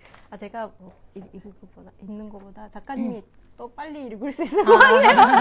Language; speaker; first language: Korean; non-native, fluent; Japanese